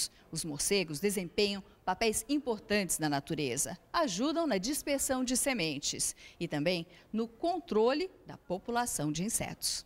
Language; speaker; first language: Portuguese; native; Portuguese